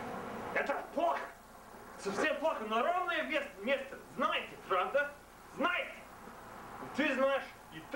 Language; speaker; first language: Russian; non-native, learner; English